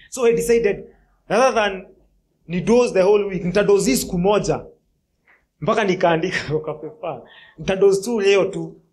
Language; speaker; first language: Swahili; non-native, local second language; Kikuyu